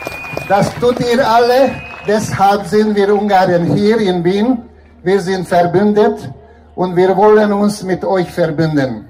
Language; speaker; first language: German; non-native, fluent; Hungarian